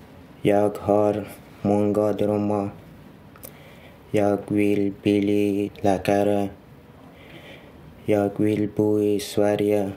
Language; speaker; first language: Swedish; non-native, learner; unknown